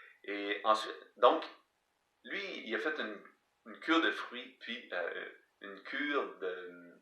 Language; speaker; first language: French; native; French